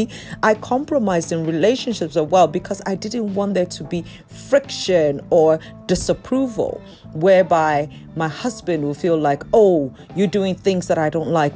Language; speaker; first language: English; non-native, local second language; Yoruba